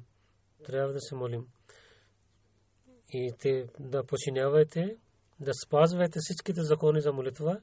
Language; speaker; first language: Bulgarian; non-native, learner; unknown